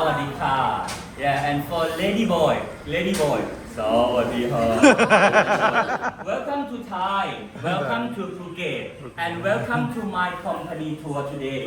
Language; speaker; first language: English; non-native, learner; Thai